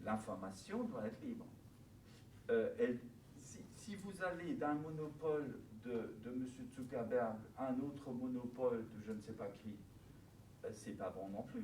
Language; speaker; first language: French; non-native, fluent; German